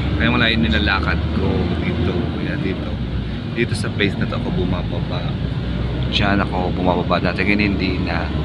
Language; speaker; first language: Filipino; native; Filipino